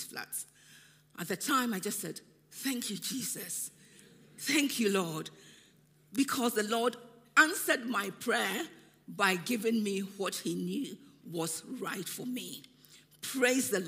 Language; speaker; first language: English; non-native, local second language; Akan